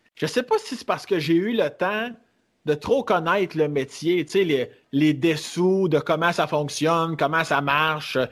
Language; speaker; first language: French; native; French